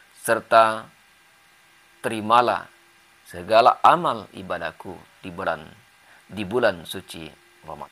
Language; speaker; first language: Indonesian; native; Indonesian